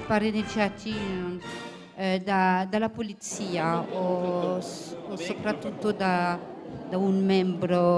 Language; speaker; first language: Italian; early bilingual, heritage; French